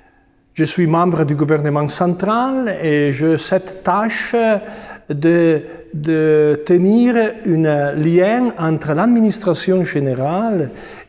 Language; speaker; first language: French; non-native, fluent; Italian